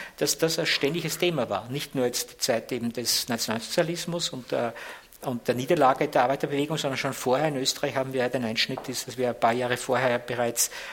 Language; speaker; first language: German; native; German